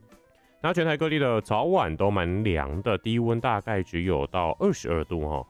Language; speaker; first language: Chinese; native; Chinese